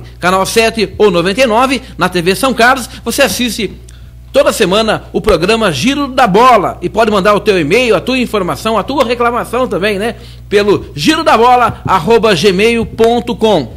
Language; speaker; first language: Portuguese; native; Portuguese